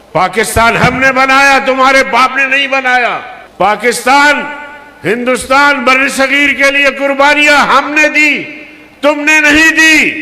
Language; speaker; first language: Urdu; non-native, local second language; Brahui